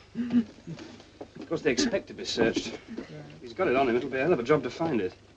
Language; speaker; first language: English; native; English